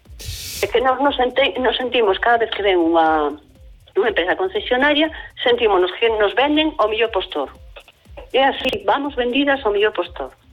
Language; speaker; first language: Galician; native; Galician